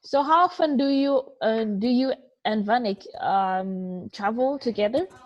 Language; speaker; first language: English; non-native, fluent; Vietnamese